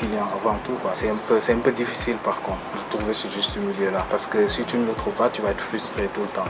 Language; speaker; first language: French; non-native, local second language; Wolof